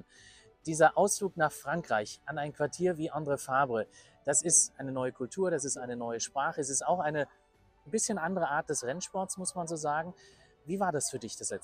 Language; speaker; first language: German; native; German